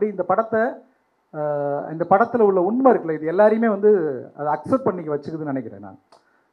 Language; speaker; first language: Tamil; native; Tamil